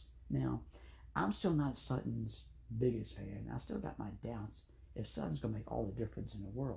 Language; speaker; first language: English; native; English